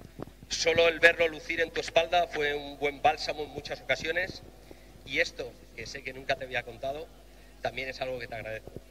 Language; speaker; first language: Spanish; native; Spanish